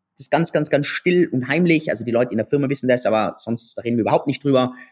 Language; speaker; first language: German; native; German